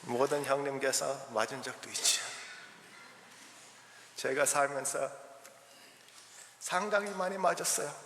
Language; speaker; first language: Korean; early bilingual, heritage; Korean